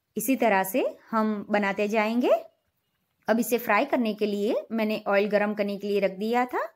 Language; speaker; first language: Hindi; non-native, local second language; Gujarati